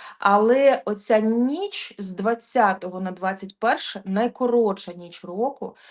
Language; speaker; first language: Ukrainian; non-native, local second language; Russian